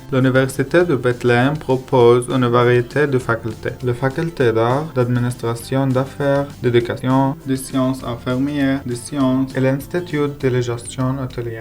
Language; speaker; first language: French; non-native, learner; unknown